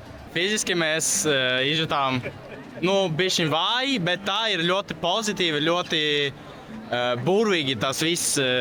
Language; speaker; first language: Latvian; non-native, local second language; Russian